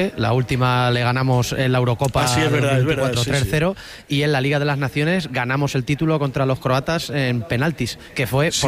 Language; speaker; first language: Spanish; native; Spanish